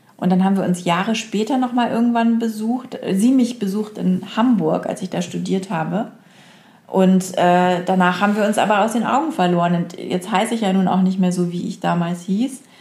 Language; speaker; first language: German; native; German